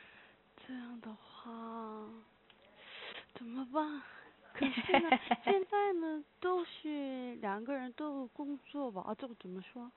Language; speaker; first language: Chinese; non-native, learner; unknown